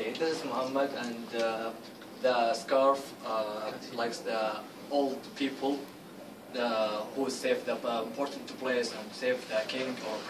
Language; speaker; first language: English; non-native, learner; Arabic